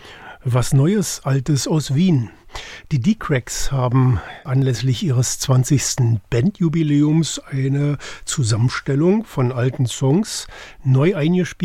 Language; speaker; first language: German; native; German